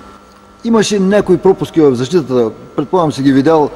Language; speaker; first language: Bulgarian; native; Bulgarian